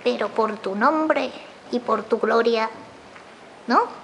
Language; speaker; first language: Spanish; non-native, local second language; Catalan